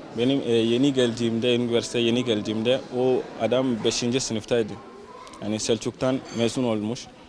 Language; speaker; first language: Turkish; non-native, learner; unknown